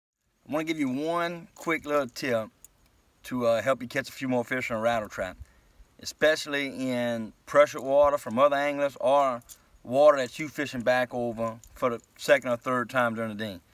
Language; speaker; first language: English; native; English